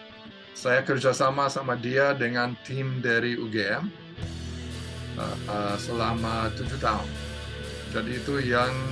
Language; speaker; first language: Indonesian; non-native, fluent; English